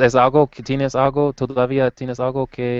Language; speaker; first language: Spanish; non-native, learner; English